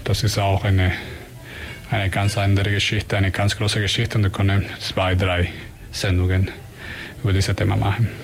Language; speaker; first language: German; non-native, learner; Spanish